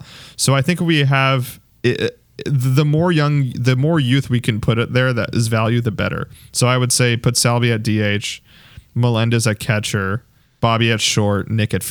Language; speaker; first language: English; native; English